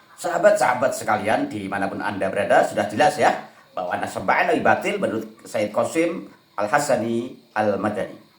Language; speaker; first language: Indonesian; native; Indonesian